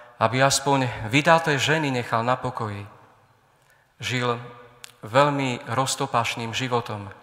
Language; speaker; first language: Slovak; native; Slovak